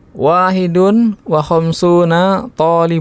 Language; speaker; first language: Arabic; non-native, learner; Indonesian